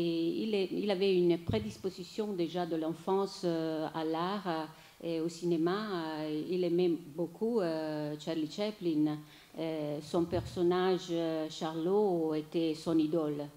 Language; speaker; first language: French; non-native, fluent; Italian